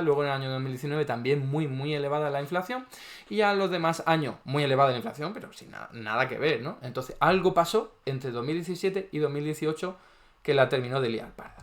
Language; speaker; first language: Spanish; native; Spanish